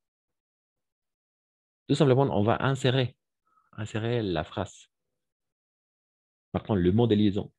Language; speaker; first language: French; non-native, fluent; Spanish